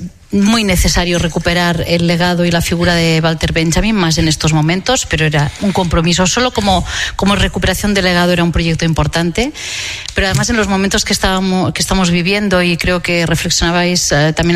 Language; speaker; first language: Spanish; non-native, local second language; Catalan